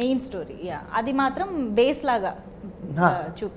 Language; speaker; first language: Telugu; native; Telugu